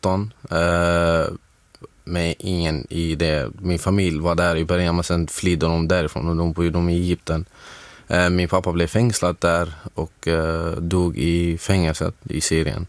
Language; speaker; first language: Swedish; non-native, fluent; Arabic